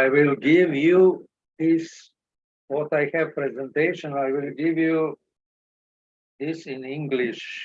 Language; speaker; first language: English; non-native, learner; Serbian